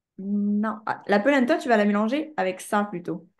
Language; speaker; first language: French; native; French